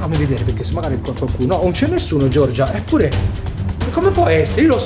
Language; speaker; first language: Italian; native; Italian